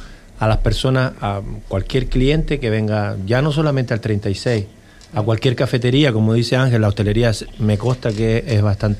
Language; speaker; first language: Spanish; native; Spanish